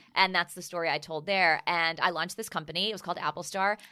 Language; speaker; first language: English; early bilingual, other home language; Spanish